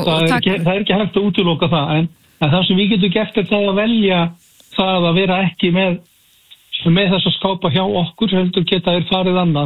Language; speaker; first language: Icelandic; native; Icelandic